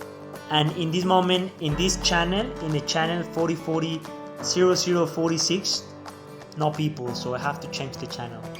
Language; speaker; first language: English; non-native, fluent; Spanish